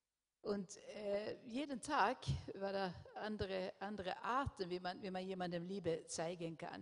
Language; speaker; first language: German; non-native, fluent; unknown